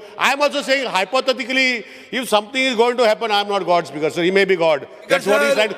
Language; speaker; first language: English; non-native, local second language; Konkani